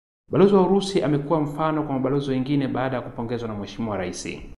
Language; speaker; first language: Swahili; native; Swahili